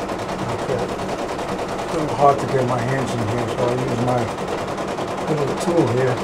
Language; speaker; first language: English; native; English